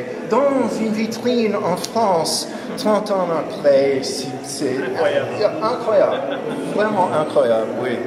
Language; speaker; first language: French; non-native, fluent; English